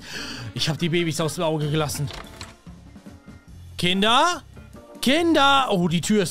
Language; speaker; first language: German; native; German